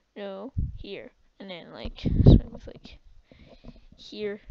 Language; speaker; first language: English; native; English